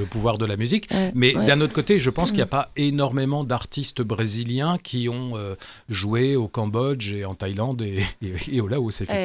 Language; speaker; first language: French; native; French